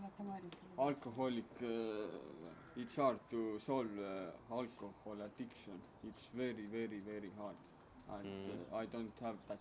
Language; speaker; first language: English; non-native, learner; Estonian